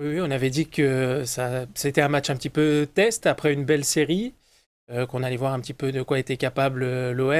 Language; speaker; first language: French; native; French